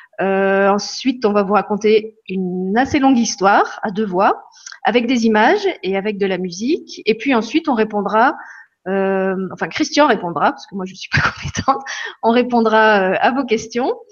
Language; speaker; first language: French; native; French